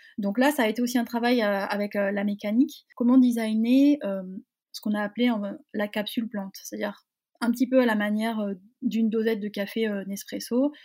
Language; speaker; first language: French; native; French